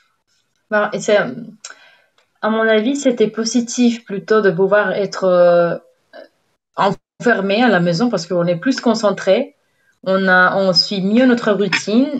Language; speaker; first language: French; non-native, fluent; Spanish